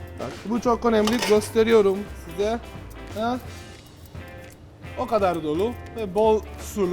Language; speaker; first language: Turkish; non-native, fluent; Italian